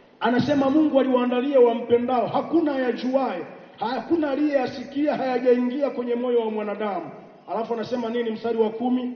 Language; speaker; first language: Swahili; native; Swahili